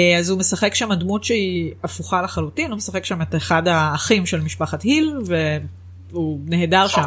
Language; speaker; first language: Hebrew; native; Hebrew